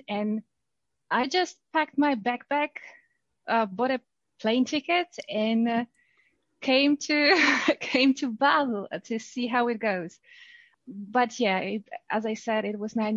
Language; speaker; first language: English; non-native, fluent; Polish